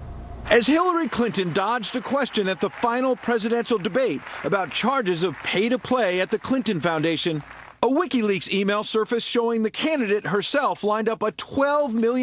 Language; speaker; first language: English; native; English